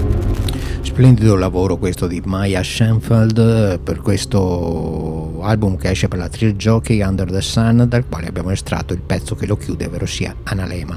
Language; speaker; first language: Italian; native; Italian